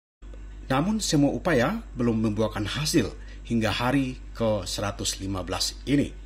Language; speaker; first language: Indonesian; native; Indonesian